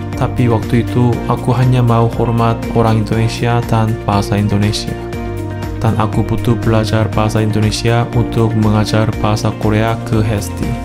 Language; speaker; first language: Indonesian; non-native, learner; Korean